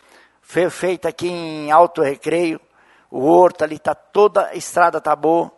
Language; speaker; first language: Portuguese; native; Portuguese